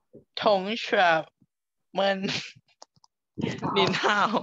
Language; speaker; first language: Chinese; non-native, learner; Thai